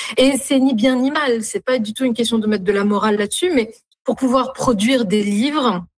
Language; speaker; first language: French; non-native, local second language; Arabic